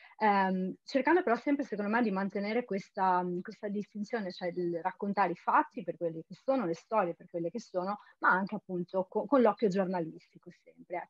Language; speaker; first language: Italian; native; Italian